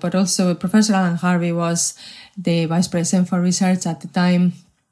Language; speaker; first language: English; non-native, fluent; Spanish